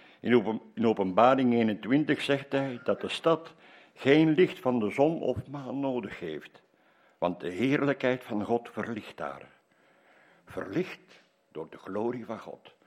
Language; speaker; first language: Dutch; native; Dutch